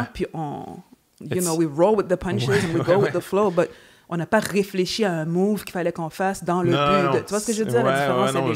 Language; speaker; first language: French; native; French